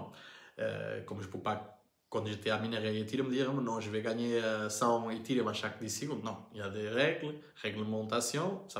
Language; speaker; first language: French; non-native, learner; Portuguese